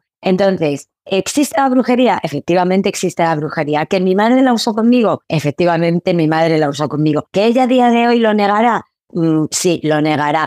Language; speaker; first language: Spanish; early bilingual, other home language; Arabic